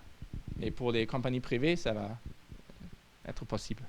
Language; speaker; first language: French; non-native, fluent; German